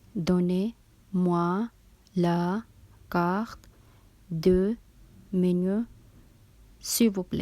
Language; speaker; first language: French; non-native, fluent; Urdu